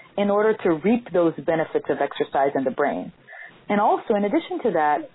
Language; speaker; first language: English; non-native, fluent; Portuguese